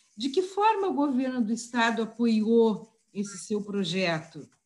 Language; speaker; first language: Portuguese; native; Portuguese